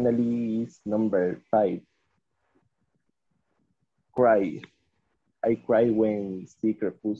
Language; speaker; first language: English; non-native, learner; Spanish